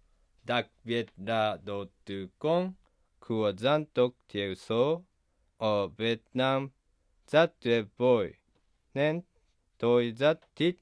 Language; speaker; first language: Vietnamese; non-native, learner; Japanese